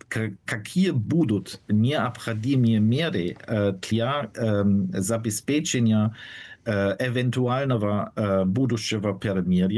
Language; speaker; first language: Russian; non-native, fluent; German